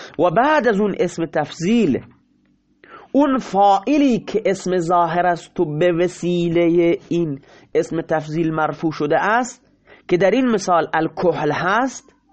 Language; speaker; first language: Persian; non-native, local second language; Baluchi